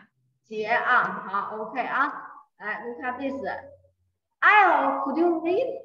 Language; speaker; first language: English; non-native, learner; Chinese